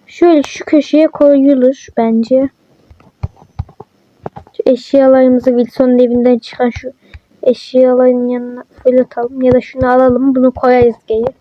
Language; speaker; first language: Turkish; native; Turkish